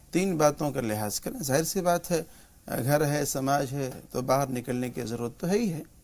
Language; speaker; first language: Urdu; native; Urdu